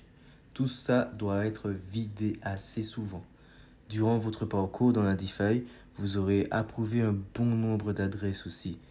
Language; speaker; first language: French; native; French